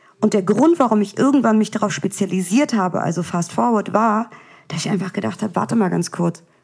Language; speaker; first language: German; early bilingual, other home language; Russian